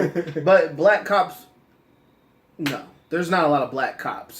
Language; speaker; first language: English; native; English